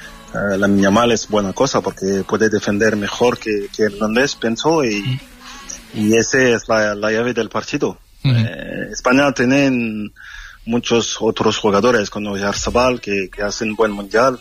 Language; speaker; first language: Spanish; non-native, learner; French